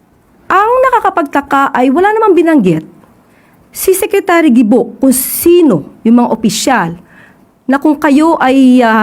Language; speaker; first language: Filipino; native; Filipino